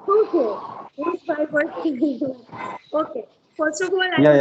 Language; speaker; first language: English; non-native, learner; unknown